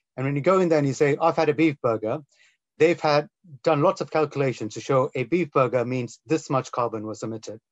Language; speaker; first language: English; non-native, local second language; Tamil